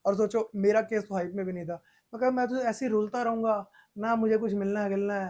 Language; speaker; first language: Hindi; non-native, local second language; Punjabi